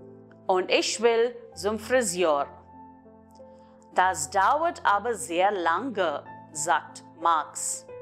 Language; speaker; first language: German; non-native, fluent; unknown